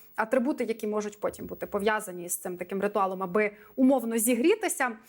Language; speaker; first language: Ukrainian; native; Ukrainian